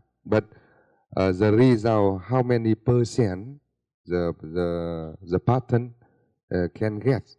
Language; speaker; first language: English; non-native, learner; Vietnamese